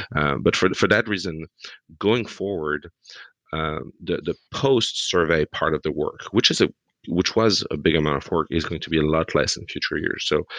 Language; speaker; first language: English; non-native, fluent; French